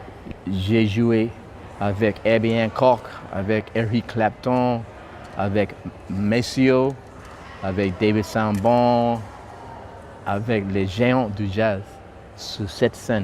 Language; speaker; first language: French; non-native, fluent; English